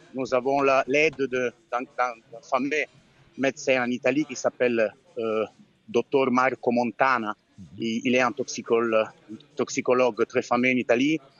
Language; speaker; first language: French; non-native, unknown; Italian